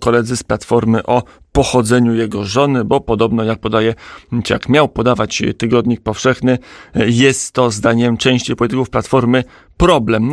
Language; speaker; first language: Polish; native; Polish